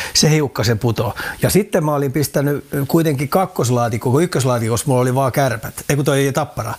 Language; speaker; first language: Finnish; native; Finnish